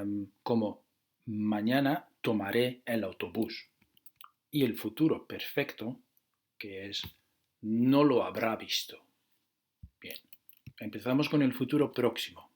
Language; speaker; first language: Spanish; non-native, fluent; Dutch